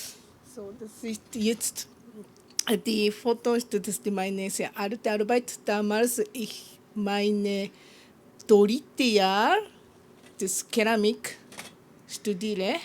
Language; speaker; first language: German; non-native, learner; Japanese